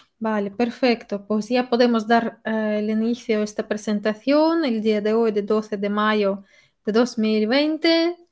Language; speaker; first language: Spanish; non-native, fluent; Russian